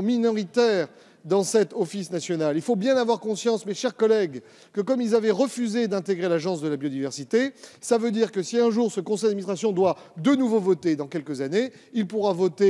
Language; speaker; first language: French; native; French